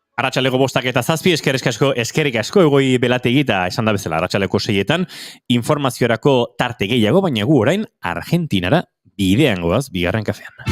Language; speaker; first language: Basque; native; Basque